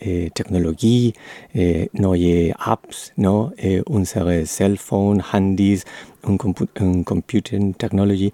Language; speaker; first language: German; non-native, learner; Spanish